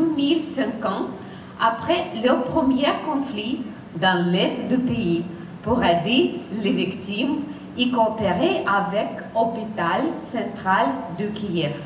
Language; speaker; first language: French; non-native, fluent; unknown